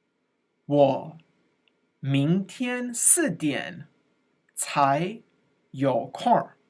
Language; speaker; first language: Chinese; non-native, fluent; English